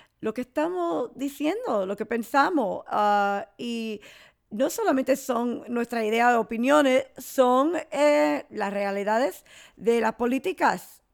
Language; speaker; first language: Spanish; early bilingual, heritage; English